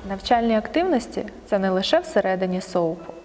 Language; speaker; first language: Ukrainian; native; Ukrainian